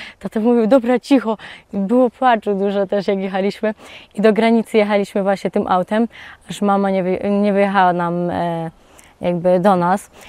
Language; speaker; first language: Polish; early bilingual, other home language; Ukrainian